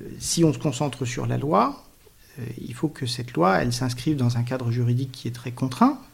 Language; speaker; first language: French; native; French